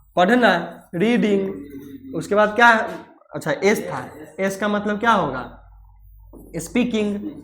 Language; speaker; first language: Hindi; native; Hindi